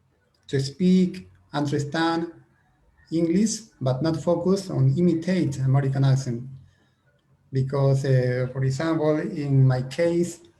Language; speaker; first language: English; non-native, fluent; Spanish